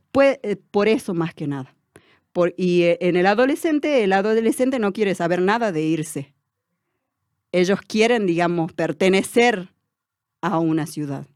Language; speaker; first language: Spanish; native; Spanish